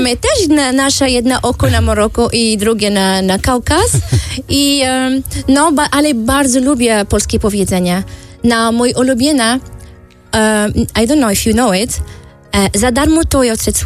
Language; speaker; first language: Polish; non-native, learner; Arabic